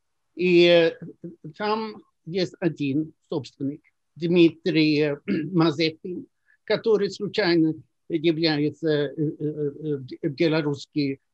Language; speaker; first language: Russian; non-native, fluent; Swedish